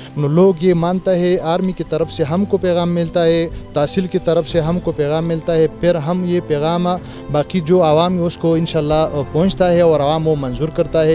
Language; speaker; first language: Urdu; non-native, local second language; Pashto